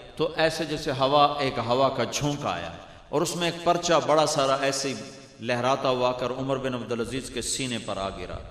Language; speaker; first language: Urdu; non-native, local second language; Punjabi